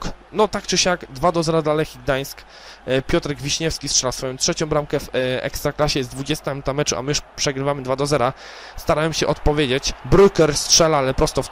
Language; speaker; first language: Polish; native; Polish